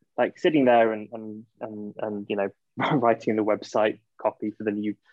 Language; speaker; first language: English; native; English